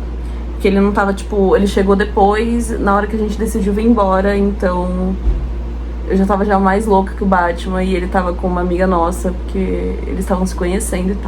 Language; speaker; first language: Portuguese; native; Portuguese